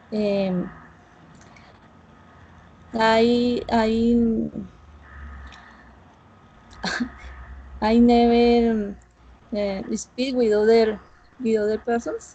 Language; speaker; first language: English; non-native, learner; Spanish